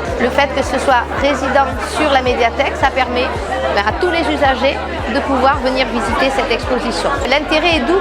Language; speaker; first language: French; native; French